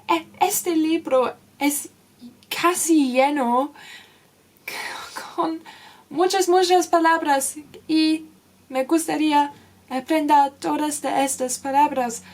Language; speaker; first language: Spanish; non-native, learner; English